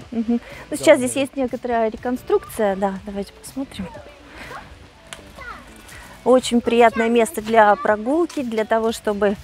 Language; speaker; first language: Russian; native; Russian